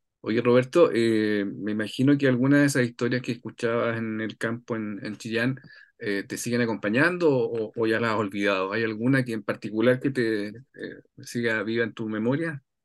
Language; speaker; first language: Spanish; native; Spanish